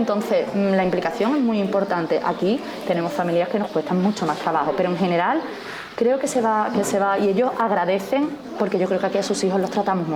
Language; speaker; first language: Spanish; native; Spanish